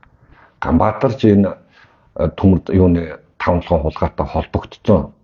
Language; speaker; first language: Mongolian; native; Mongolian